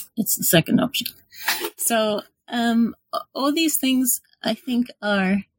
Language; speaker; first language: English; non-native, fluent; Hebrew